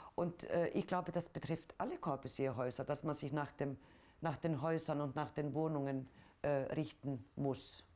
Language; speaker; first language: German; non-native, fluent; Icelandic